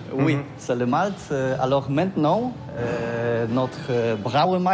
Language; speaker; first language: French; non-native, learner; Polish